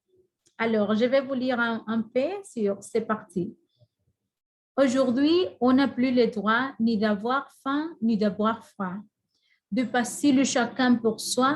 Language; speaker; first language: French; non-native, fluent; Spanish